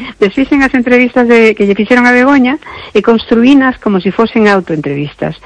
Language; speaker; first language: Galician; non-native, local second language; Spanish